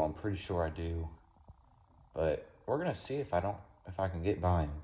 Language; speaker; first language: English; native; English